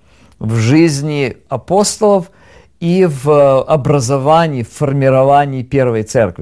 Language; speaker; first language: Russian; native; Russian